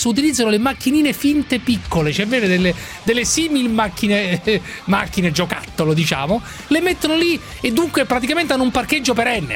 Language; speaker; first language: Italian; native; Italian